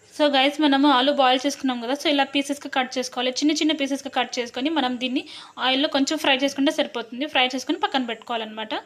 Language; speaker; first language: Telugu; non-native, local second language; Lambadi